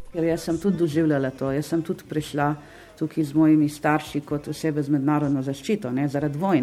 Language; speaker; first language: Slovenian; non-native, fluent; Arabic